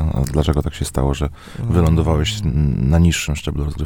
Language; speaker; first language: Polish; native; Polish